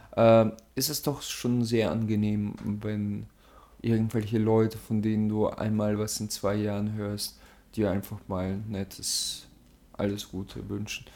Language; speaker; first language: German; early bilingual, other home language; Russian